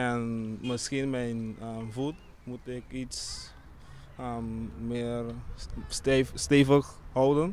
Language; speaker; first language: Dutch; non-native, local second language; Papiamento